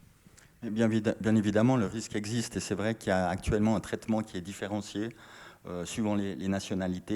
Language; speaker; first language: French; native; French